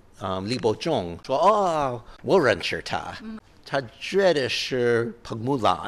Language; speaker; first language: Chinese; non-native, learner; English